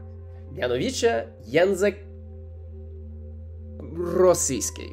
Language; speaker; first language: Polish; non-native, learner; English